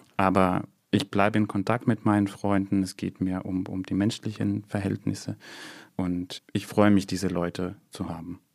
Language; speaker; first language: German; non-native, fluent; Russian